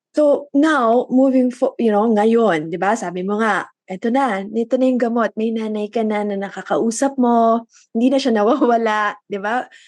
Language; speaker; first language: Filipino; native; Filipino